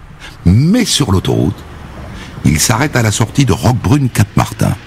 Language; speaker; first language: French; native; French